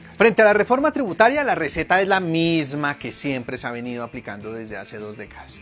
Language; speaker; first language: Spanish; native; Spanish